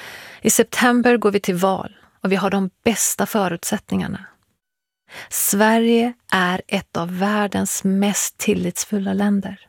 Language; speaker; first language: Swedish; early bilingual, other home language; Persian